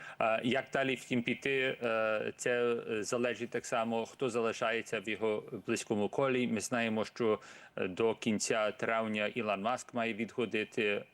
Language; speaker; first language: Ukrainian; early bilingual, heritage; Ukrainian